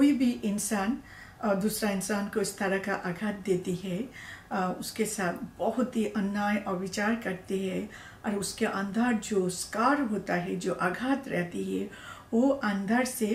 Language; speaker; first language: Hindi; non-native, learner; Bangla